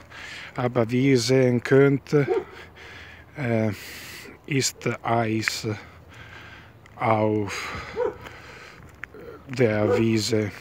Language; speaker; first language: German; non-native, learner; Italian